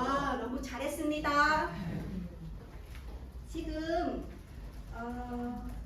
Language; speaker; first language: Korean; non-native, fluent; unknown